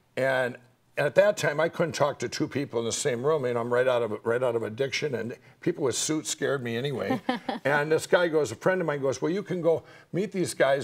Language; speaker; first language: English; native; English